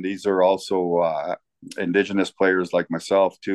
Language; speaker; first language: English; native; English